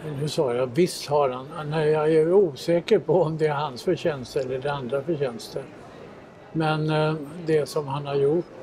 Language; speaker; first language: Swedish; native; Swedish